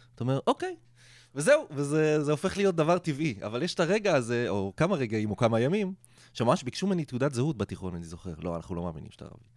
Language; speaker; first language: Hebrew; non-native, local second language; Arabic